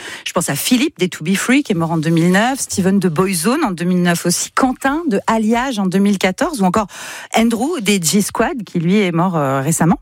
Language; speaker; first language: French; native; French